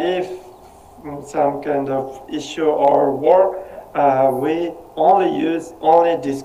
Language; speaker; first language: English; non-native, learner; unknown